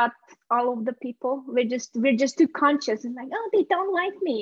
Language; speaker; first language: English; non-native, fluent; Hungarian